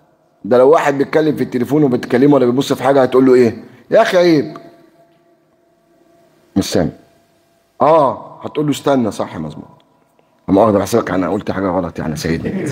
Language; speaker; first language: Arabic; native; Arabic